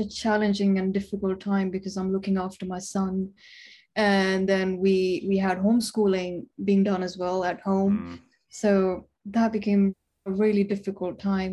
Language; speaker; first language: English; non-native, local second language; Urdu